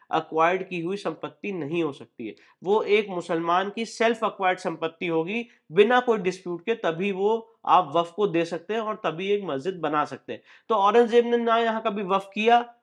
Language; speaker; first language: Hindi; native; Hindi